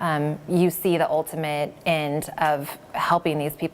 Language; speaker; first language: English; native; English